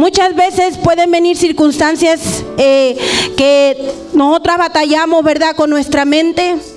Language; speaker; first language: Spanish; native; Spanish